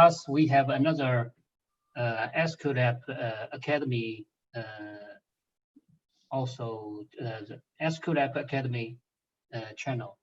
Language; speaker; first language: English; non-native, fluent; Chinese